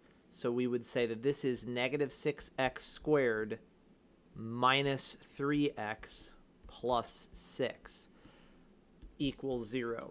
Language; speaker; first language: English; native; English